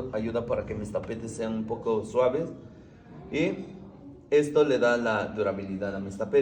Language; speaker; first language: Spanish; non-native, local second language; Zapotec